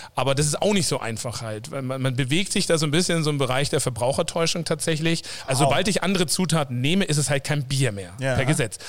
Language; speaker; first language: German; native; German